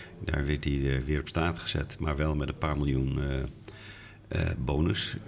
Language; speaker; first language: Dutch; native; Dutch